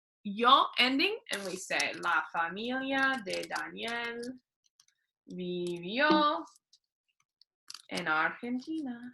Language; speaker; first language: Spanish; non-native, fluent; English